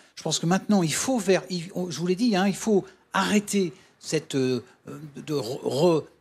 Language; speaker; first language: French; native; French